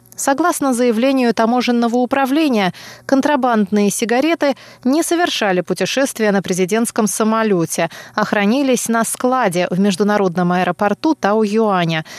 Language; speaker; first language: Russian; non-native, fluent; Chinese